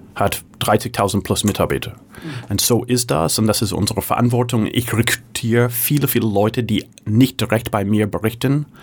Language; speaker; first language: German; non-native, fluent; English